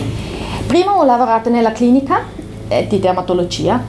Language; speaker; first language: Italian; non-native, local second language; German